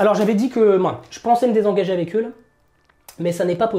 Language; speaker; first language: French; native; French